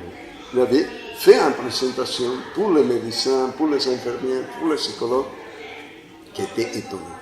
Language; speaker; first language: French; non-native, fluent; Spanish